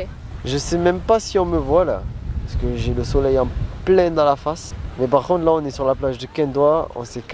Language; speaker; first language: French; native; French